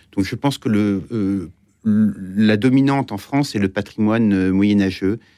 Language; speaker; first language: French; native; French